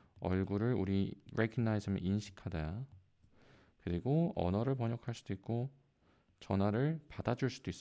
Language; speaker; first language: Korean; native; Korean